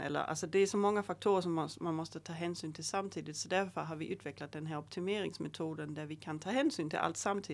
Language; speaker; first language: Swedish; native; Swedish